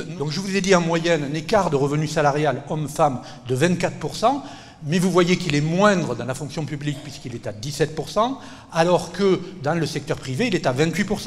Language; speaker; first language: French; native; French